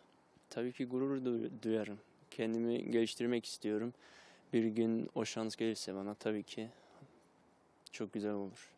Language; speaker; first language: Turkish; early bilingual, heritage; Turkish